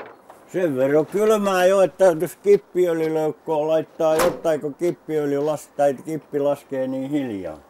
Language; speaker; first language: Finnish; native; Finnish